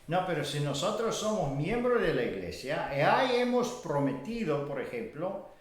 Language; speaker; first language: Spanish; non-native, fluent; Bulgarian